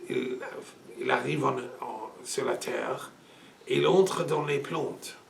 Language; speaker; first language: French; non-native, fluent; English